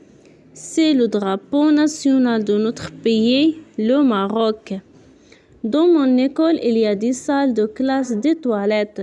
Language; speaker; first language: French; non-native, local second language; Arabic